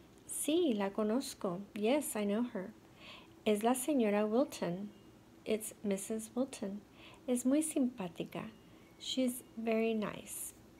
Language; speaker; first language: Spanish; non-native, fluent; English